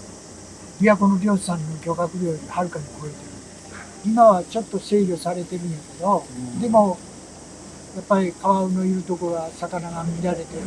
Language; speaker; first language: Japanese; native; Japanese